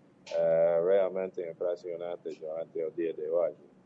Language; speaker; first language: Portuguese; non-native, fluent; English